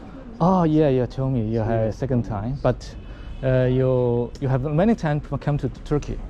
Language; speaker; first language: English; non-native, learner; Chinese